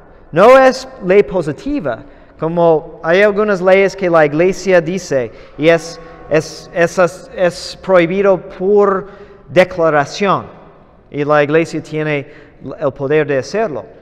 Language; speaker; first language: Spanish; non-native, fluent; English